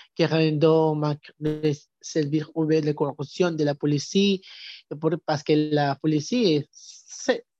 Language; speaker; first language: French; non-native, learner; Spanish